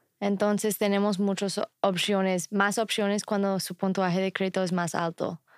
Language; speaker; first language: Spanish; non-native, fluent; English